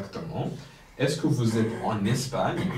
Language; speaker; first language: French; non-native, local second language; Kinyarwanda